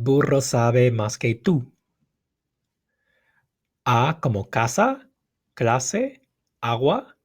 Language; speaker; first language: Spanish; non-native, fluent; English